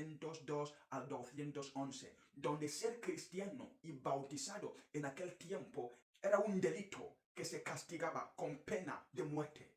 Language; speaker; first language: Spanish; non-native, fluent; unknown